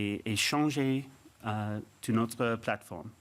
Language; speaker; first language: French; non-native, fluent; English